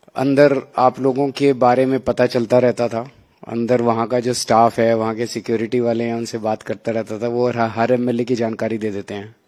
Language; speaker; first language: Hindi; native; Hindi